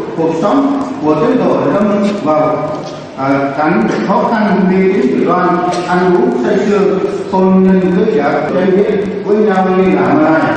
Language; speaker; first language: Vietnamese; non-native, local second language; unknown